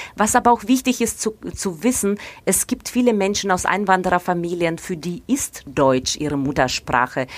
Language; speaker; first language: German; non-native, fluent; Ukrainian